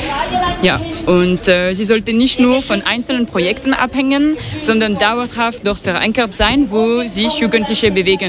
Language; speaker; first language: German; non-native, local second language; French